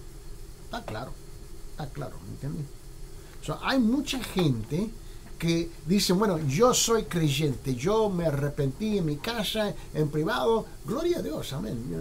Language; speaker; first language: Spanish; early bilingual, heritage; Spanish